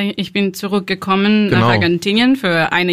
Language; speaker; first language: German; non-native, learner; Spanish